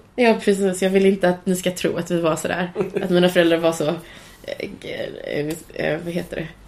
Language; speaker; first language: Swedish; early bilingual, other home language; Cantonese